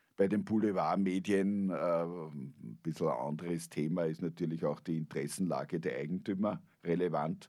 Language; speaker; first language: German; native; German